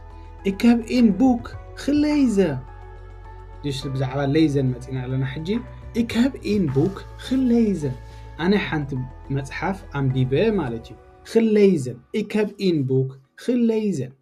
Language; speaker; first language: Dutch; non-native, learner; Tigrinya